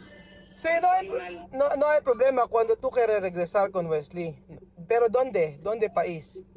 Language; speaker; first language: Spanish; non-native, learner; Filipino